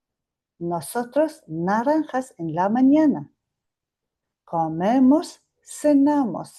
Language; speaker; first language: Spanish; non-native, learner; Mongolian